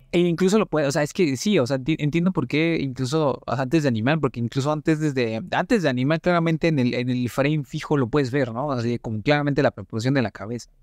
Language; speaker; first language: Spanish; native; Spanish